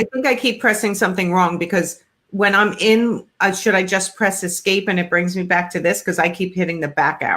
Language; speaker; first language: English; native; English